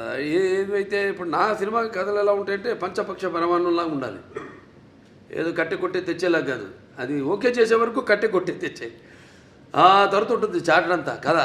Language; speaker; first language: Telugu; native; Telugu